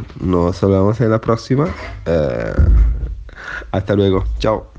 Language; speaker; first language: Spanish; non-native, fluent; Italian